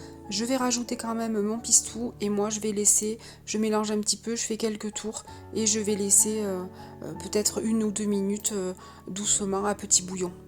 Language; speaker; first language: French; native; French